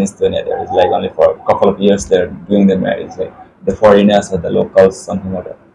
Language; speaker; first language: English; non-native, learner; Bangla